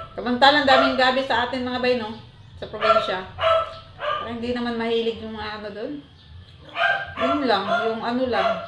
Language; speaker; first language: Filipino; non-native, local second language; Cebuano